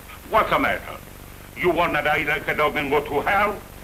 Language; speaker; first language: English; non-native, fluent; Italian